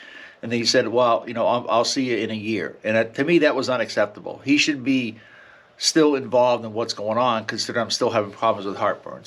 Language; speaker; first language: English; native; English